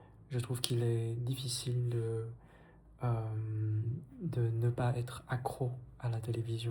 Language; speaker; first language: French; non-native, fluent; Vietnamese